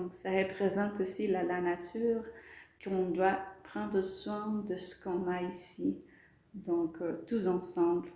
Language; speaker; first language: French; non-native, fluent; Portuguese